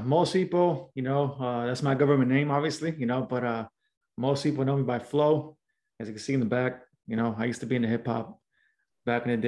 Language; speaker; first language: English; native; English